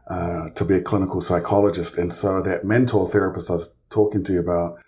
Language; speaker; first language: English; native; English